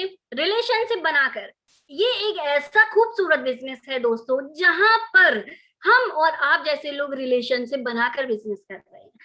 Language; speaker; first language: Hindi; native; Hindi